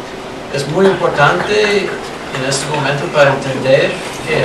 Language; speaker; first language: Spanish; non-native, fluent; English